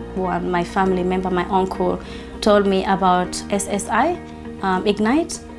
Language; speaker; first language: English; non-native, fluent; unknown